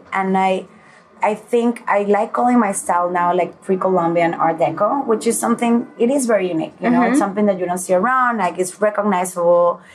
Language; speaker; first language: English; early bilingual, other home language; Spanish